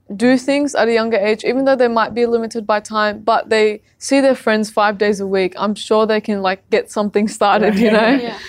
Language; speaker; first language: English; early bilingual, other home language; Arabic